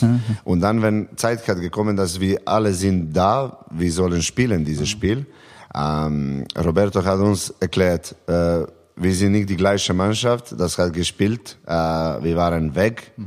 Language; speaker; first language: German; non-native, learner; Serbian